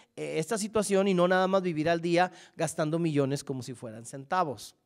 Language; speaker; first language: Spanish; native; Spanish